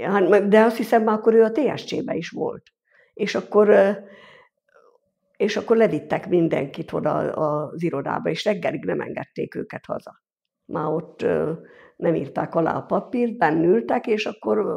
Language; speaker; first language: Hungarian; native; Hungarian